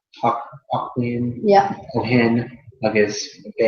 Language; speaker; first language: Irish; non-native, learner; English